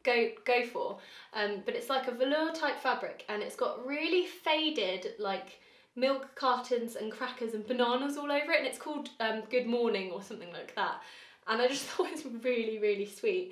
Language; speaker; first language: English; native; English